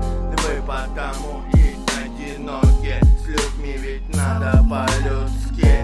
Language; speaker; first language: Russian; native; Russian